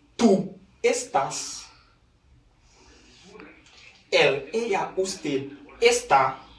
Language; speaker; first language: Spanish; non-native, fluent; Haitian Creole